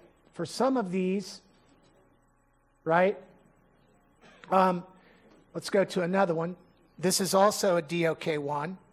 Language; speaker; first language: English; native; English